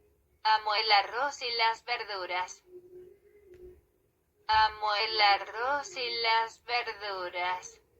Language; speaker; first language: Spanish; non-native, learner; Haitian Creole